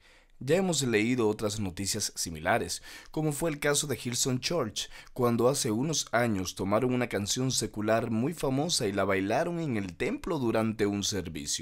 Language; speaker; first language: Spanish; native; Spanish